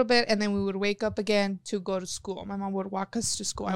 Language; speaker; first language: English; early bilingual, other home language; Spanish